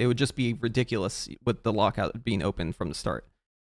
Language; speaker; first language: English; native; English